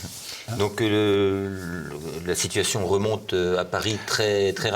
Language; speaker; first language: French; native; French